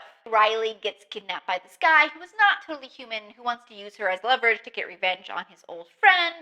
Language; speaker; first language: English; native; English